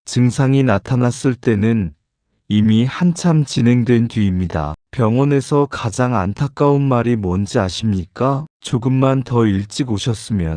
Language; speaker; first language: Korean; native; Korean